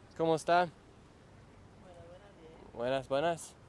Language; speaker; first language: Spanish; non-native, learner; English